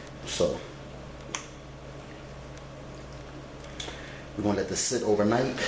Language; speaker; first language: English; native; English